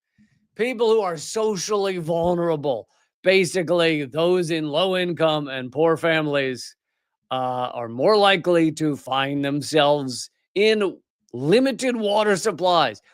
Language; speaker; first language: English; native; English